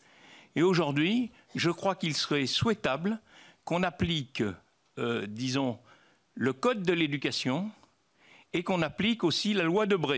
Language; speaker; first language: French; native; French